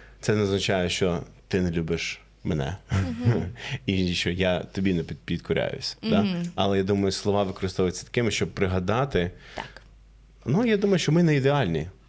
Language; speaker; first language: Ukrainian; non-native, fluent; English